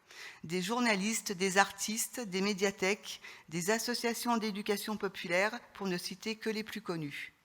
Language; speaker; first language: French; native; French